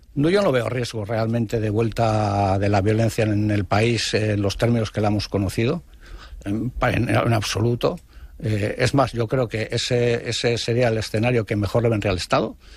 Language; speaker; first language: Spanish; non-native, local second language; Basque